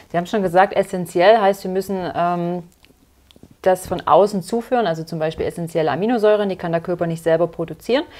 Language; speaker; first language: German; native; German